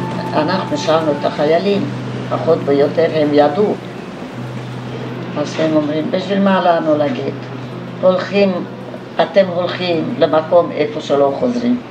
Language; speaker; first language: Hebrew; non-native, fluent; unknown